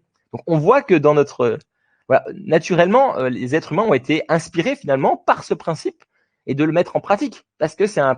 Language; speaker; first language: French; native; French